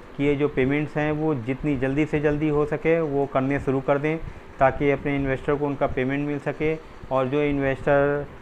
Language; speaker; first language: Hindi; native; Hindi